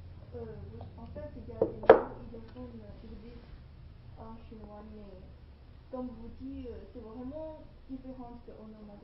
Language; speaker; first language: French; non-native, learner; Chinese